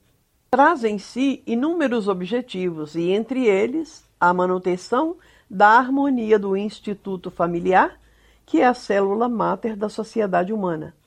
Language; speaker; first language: Portuguese; native; Portuguese